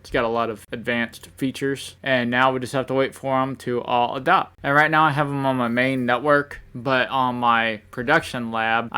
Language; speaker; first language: English; native; English